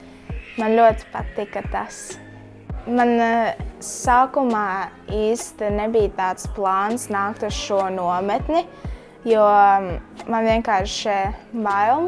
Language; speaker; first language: Latvian; early bilingual, heritage; Latvian